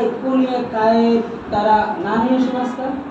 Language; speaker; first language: Japanese; non-native, learner; Bangla